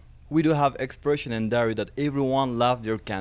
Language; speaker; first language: English; non-native, learner; Persian